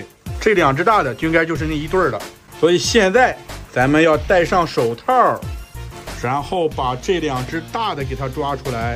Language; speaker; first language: Chinese; native; Chinese